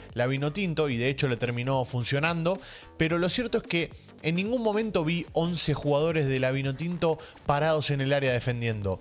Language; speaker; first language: Spanish; native; Spanish